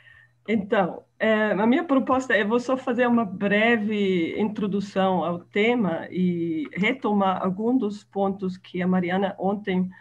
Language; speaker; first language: Portuguese; non-native, fluent; German